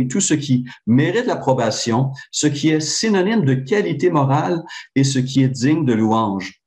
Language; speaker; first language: French; native; French